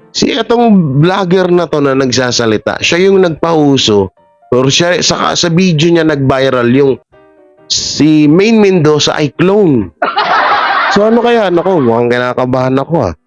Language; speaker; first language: Filipino; native; Filipino